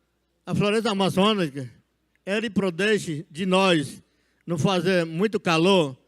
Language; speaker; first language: Portuguese; non-native, local second language; Yanomámi